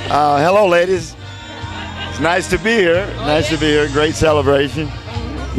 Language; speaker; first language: English; native; English